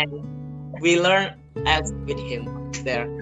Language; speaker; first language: English; non-native, fluent; Indonesian